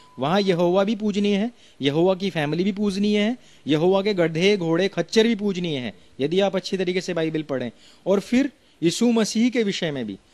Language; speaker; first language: Hindi; native; Hindi